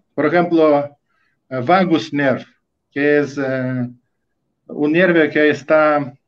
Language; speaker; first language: Spanish; non-native, fluent; Russian